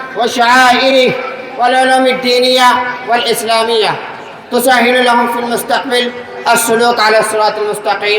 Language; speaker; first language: Arabic; non-native, learner; Urdu